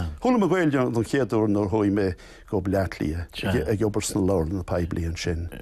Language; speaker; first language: Irish; non-native, local second language; English